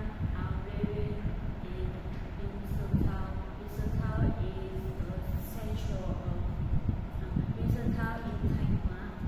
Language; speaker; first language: English; non-native, learner; Vietnamese